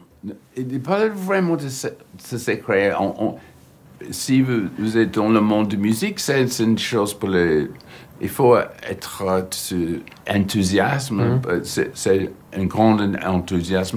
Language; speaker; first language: French; non-native, fluent; English